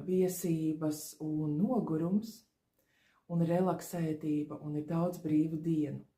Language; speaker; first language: Latvian; native; Latvian